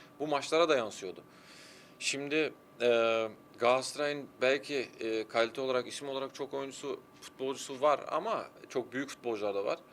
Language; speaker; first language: Turkish; early bilingual, heritage; Turkish